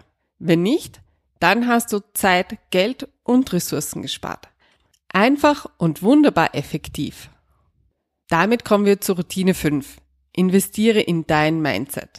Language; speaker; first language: German; native; German